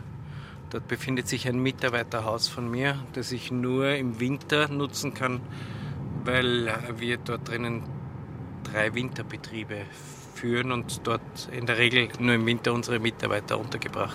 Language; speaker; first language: German; native; German